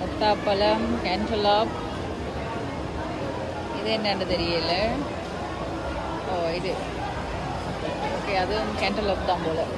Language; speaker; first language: Tamil; native; Tamil